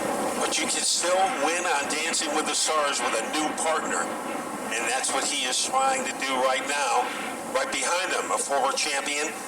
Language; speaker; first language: English; native; English